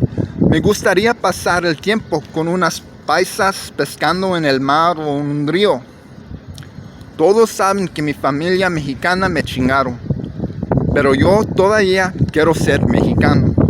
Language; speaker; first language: Spanish; early bilingual, heritage; English